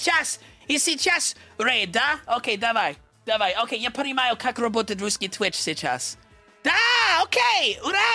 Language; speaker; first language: Russian; non-native, learner; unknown